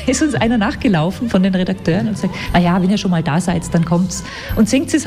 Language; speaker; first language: German; native; German